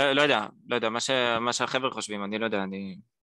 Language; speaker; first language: Hebrew; native; Hebrew